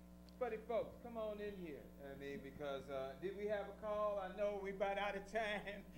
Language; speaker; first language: English; native; English